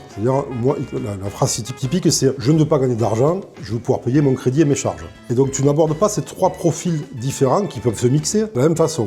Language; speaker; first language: French; native; French